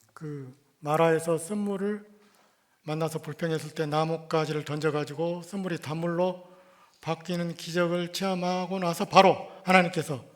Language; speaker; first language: Korean; native; Korean